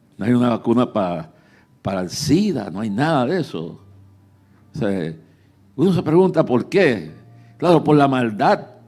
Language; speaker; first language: Spanish; early bilingual, heritage; Spanish